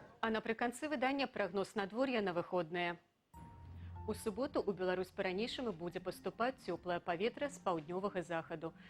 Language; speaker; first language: Belarusian; native; Belarusian